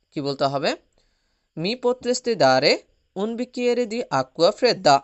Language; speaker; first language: Italian; non-native, fluent; Bangla